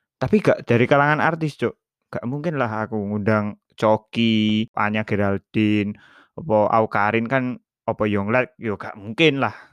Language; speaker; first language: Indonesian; native; Indonesian